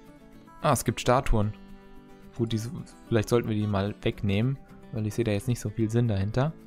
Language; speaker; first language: German; native; German